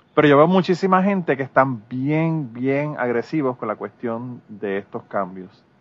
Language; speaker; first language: Spanish; native; Spanish